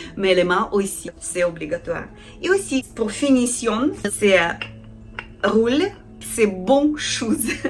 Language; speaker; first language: French; non-native, learner; Ukrainian